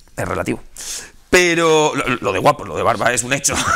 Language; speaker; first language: Spanish; native; Spanish